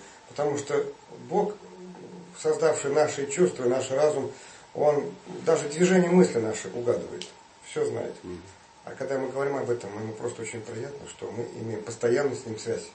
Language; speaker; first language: Russian; native; Russian